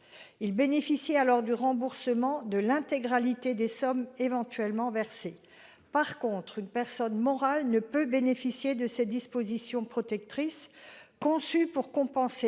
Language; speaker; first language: French; native; French